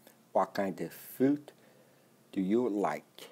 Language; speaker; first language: English; non-native, fluent; Chinese